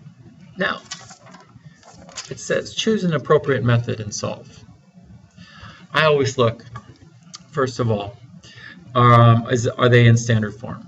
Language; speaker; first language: English; native; English